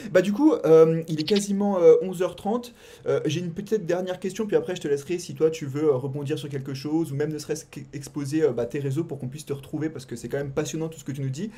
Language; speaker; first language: French; native; French